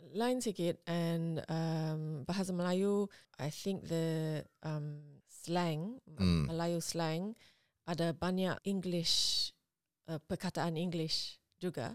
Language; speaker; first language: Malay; non-native, learner; English